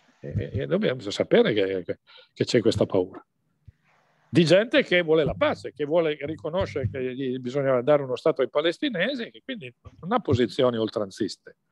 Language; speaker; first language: Italian; native; Italian